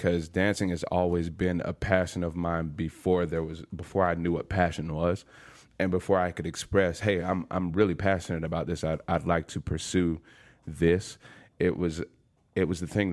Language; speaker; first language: English; native; English